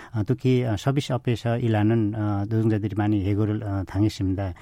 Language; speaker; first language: Korean; non-native, fluent; Nepali